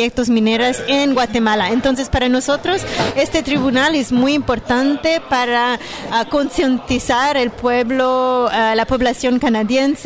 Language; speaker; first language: Spanish; non-native, fluent; French